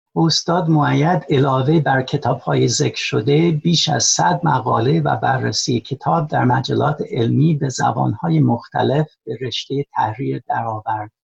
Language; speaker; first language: Persian; non-native, fluent; English